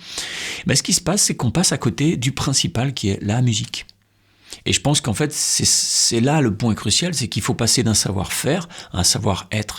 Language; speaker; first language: French; native; French